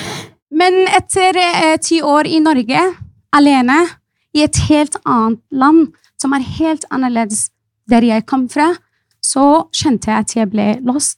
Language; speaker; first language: Norwegian; non-native, fluent; Arabic